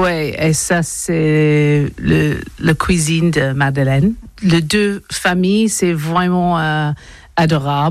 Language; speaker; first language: French; non-native, learner; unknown